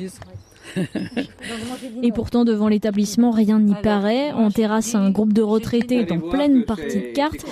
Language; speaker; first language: French; native; French